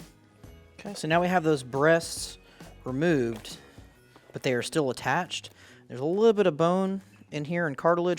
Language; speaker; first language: English; native; English